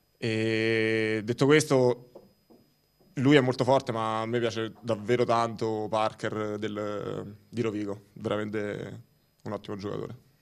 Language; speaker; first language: Italian; native; Italian